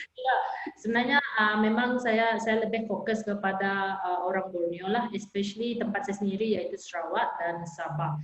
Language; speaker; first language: Malay; non-native, local second language; Iban